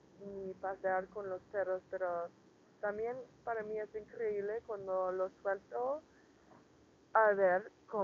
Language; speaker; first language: Spanish; non-native, learner; English